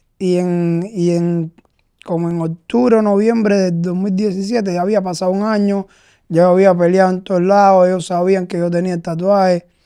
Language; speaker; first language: Spanish; native; Spanish